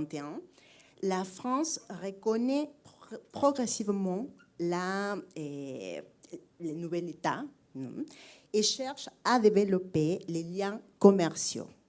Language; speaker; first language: French; non-native, fluent; Spanish